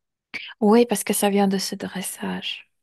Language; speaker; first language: French; non-native, fluent; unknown